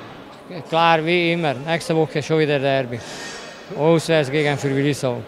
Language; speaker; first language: German; non-native, learner; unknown